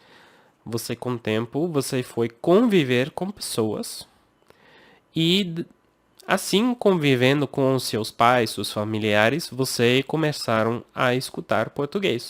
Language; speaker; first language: Portuguese; non-native, fluent; English